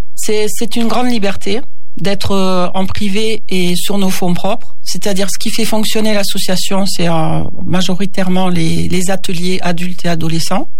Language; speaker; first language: French; native; French